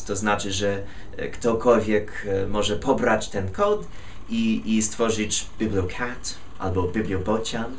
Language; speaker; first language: Polish; non-native, fluent; English